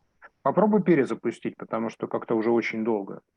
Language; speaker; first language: Russian; native; Russian